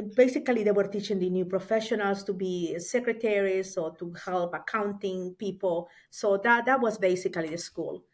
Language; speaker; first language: English; non-native, fluent; Spanish